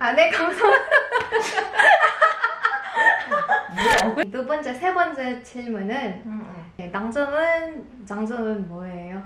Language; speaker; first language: Korean; non-native, fluent; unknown